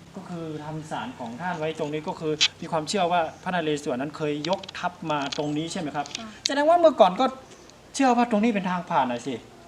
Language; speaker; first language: Thai; native; Thai